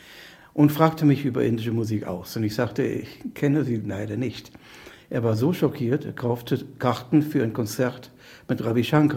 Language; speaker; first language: German; non-native, fluent; English